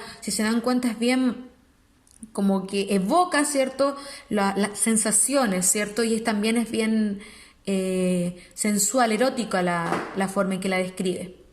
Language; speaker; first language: Spanish; native; Spanish